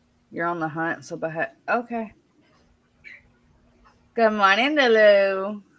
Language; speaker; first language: English; native; English